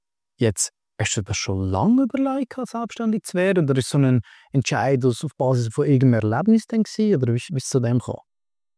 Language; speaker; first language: German; native; German